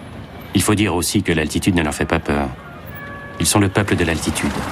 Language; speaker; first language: French; native; French